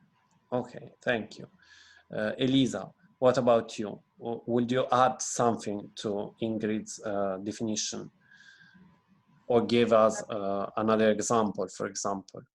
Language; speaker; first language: English; non-native, fluent; Italian